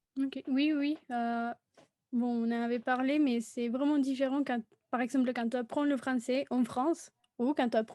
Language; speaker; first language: French; non-native, fluent; Spanish